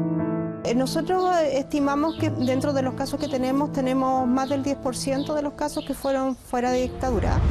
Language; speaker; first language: Spanish; native; Spanish